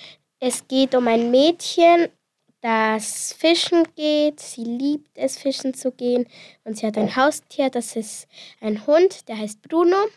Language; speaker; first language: German; early bilingual, other home language; Spanish